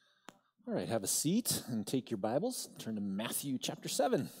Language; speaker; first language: English; native; English